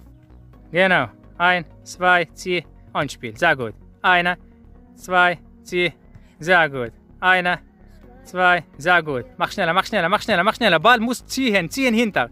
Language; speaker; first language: German; non-native, learner; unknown